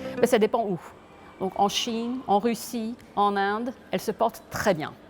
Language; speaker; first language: French; early bilingual, other home language; English